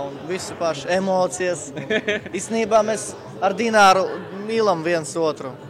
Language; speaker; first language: Latvian; non-native, local second language; Russian